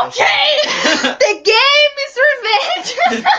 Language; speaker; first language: English; non-native, learner; Portuguese